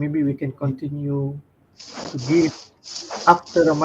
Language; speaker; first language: English; non-native, fluent; Malay